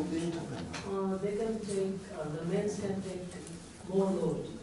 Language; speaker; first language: English; non-native, learner; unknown